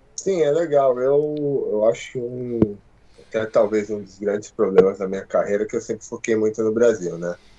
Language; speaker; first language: Portuguese; native; Portuguese